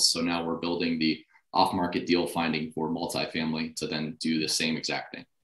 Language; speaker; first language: English; native; English